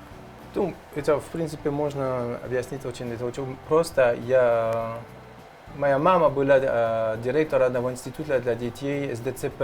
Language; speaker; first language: Russian; non-native, learner; French